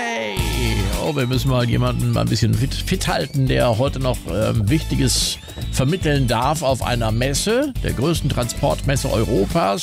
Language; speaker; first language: German; native; German